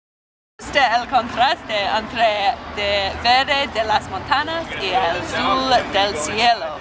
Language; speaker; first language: Spanish; non-native, learner; English